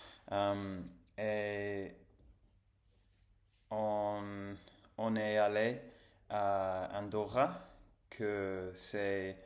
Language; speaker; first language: French; non-native, learner; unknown